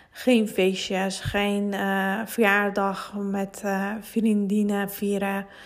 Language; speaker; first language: Dutch; non-native, fluent; Persian